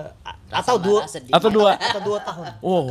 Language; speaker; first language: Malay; non-native, learner; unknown